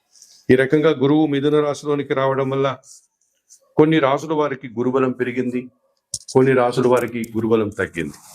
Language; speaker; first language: Telugu; native; Telugu